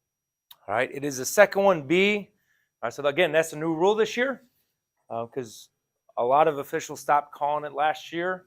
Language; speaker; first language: English; native; English